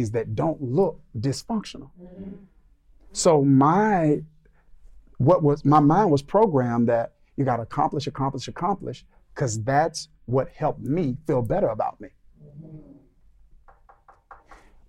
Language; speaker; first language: English; native; English